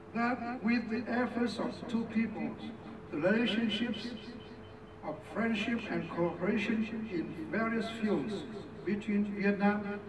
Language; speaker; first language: English; non-native, fluent; Vietnamese